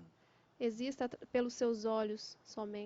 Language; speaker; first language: Portuguese; native; Portuguese